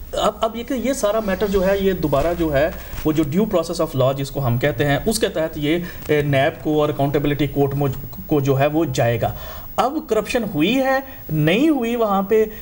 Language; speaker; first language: Urdu; non-native, local second language; Punjabi